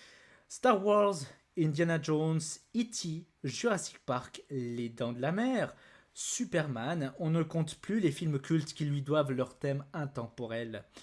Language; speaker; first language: French; native; French